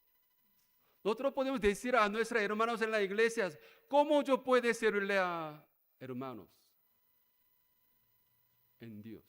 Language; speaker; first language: Spanish; non-native, learner; Korean